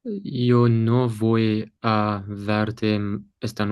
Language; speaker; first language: Spanish; non-native, learner; English